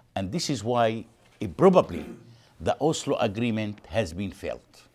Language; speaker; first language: English; non-native, fluent; Arabic